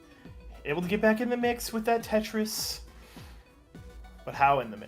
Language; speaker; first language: English; native; English